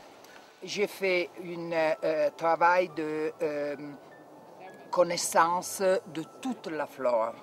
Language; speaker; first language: French; non-native, learner; Italian